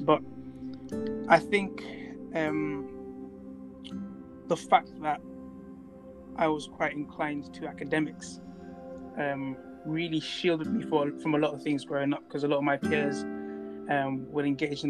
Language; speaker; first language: English; non-native, local second language; Tswana